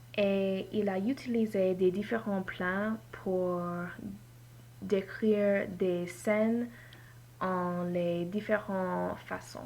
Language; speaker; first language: French; non-native, learner; English